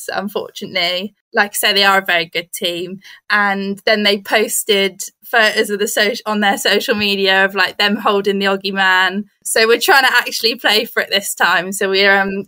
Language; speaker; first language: English; native; English